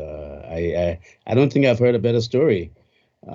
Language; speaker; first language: English; native; English